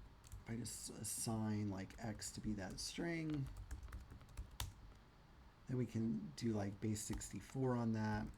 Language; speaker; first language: English; native; English